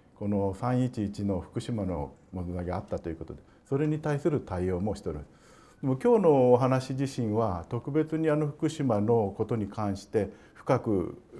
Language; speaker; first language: Japanese; native; Japanese